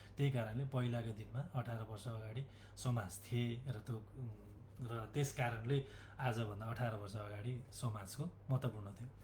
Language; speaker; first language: Nepali; native; Nepali